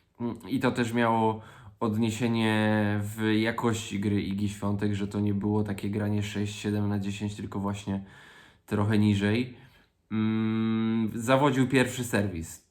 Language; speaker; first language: Polish; native; Polish